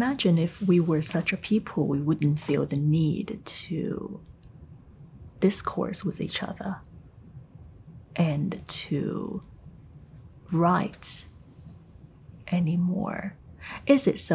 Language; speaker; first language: English; non-native, fluent; Chinese